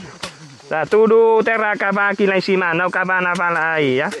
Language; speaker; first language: Portuguese; non-native, learner; Vietnamese